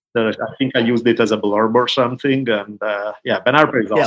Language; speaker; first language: English; non-native, fluent; Italian